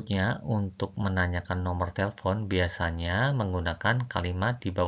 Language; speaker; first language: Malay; non-native, fluent; Chinese